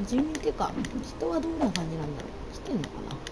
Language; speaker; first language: Japanese; native; Japanese